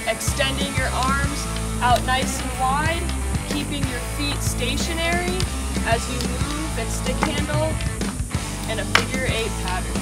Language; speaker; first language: English; native; English